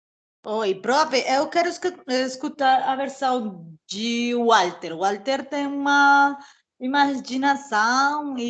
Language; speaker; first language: Portuguese; non-native, fluent; Spanish